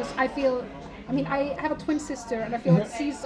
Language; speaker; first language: English; non-native, fluent; Icelandic